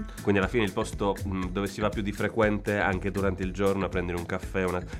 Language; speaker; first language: Italian; native; Italian